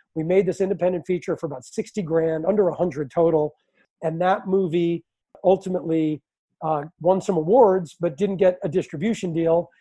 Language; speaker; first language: English; native; English